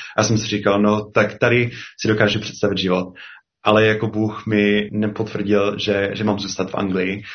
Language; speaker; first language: Czech; non-native, fluent; English